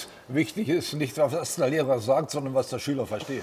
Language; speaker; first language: German; native; German